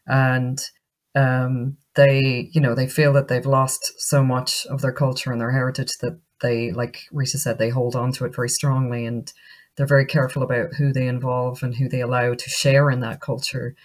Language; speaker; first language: English; native; English